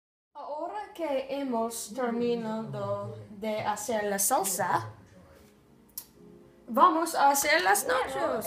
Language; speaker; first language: Spanish; non-native, learner; English